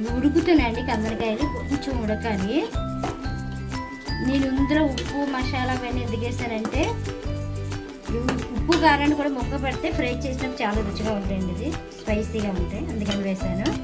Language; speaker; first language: Telugu; native; Telugu